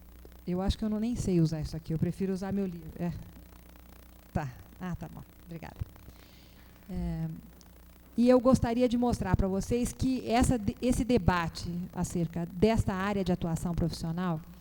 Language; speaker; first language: Portuguese; native; Portuguese